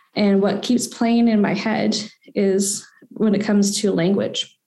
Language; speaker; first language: English; native; English